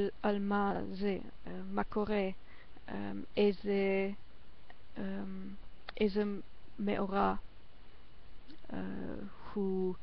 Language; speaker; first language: Hebrew; non-native, learner; German